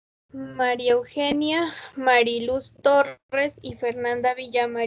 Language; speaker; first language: Spanish; native; Spanish